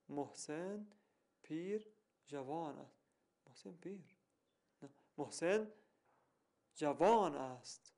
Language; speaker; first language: Persian; non-native, learner; Arabic